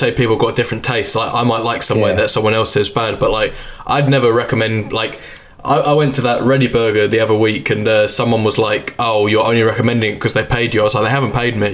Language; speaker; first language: English; native; English